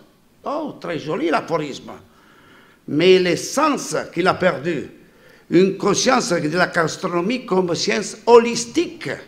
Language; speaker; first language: French; non-native, fluent; Italian